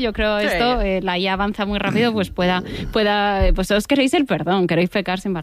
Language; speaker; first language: Spanish; native; Spanish